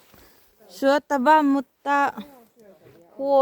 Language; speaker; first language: Finnish; non-native, learner; Filipino